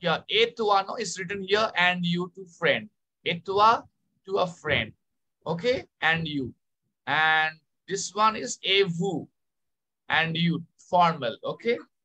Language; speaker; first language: English; non-native, local second language; Bangla